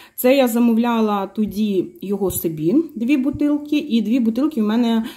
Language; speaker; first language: Ukrainian; non-native, local second language; Russian